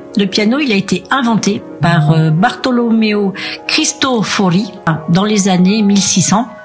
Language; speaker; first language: French; native; French